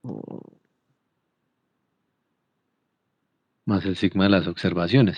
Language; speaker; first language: Spanish; native; Spanish